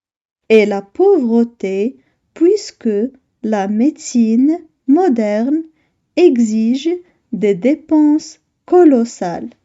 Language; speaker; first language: French; non-native, local second language; Arabic